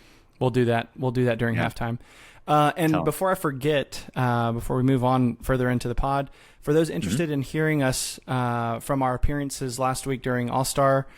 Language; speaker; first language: English; native; English